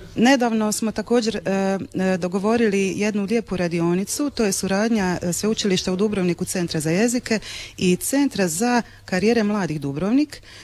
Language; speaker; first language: Croatian; native; Croatian